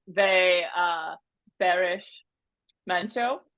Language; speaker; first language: Turkish; non-native, learner; English